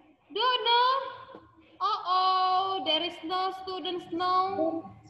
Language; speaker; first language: English; non-native, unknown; Indonesian